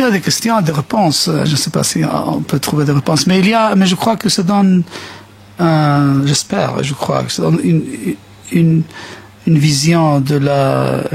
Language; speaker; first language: French; non-native, fluent; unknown